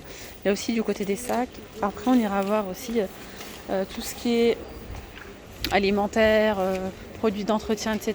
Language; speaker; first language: French; native; French